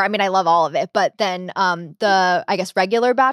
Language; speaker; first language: English; native; English